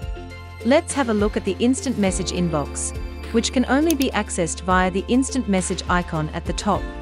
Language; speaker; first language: English; native; English